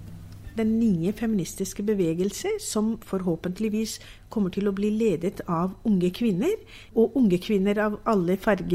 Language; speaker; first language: Norwegian; non-native, fluent; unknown